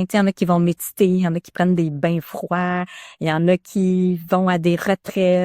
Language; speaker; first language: French; native; French